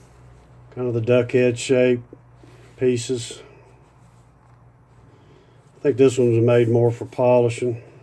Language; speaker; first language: English; native; English